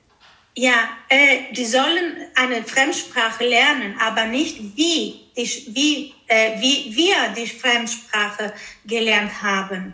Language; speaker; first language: German; early bilingual, other home language; Greek